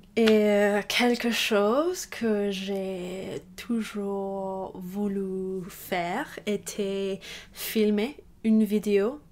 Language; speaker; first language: French; non-native, learner; English